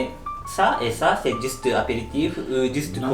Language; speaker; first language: French; non-native, learner; Japanese